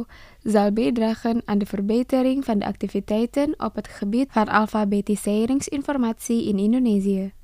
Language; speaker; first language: Dutch; non-native, fluent; Indonesian